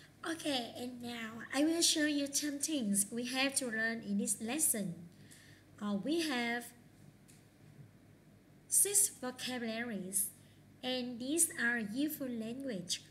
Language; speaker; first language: English; non-native, learner; Vietnamese